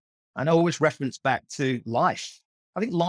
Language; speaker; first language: English; native; English